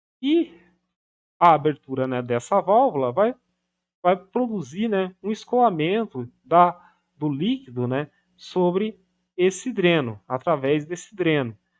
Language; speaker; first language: Portuguese; native; Portuguese